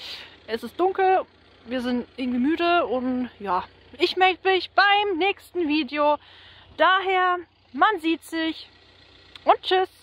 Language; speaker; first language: German; native; German